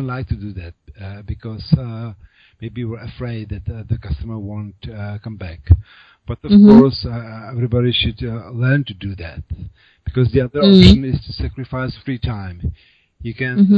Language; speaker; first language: English; non-native, fluent; Czech